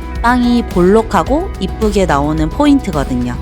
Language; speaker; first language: Korean; native; Korean